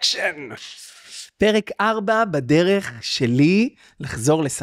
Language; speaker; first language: Hebrew; native; Hebrew